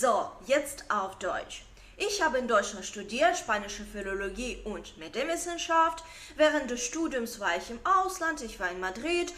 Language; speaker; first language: German; non-native, fluent; Russian